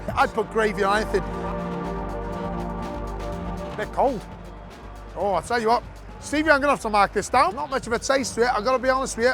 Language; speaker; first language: English; native; English